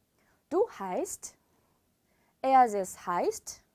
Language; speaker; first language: German; non-native, fluent; Korean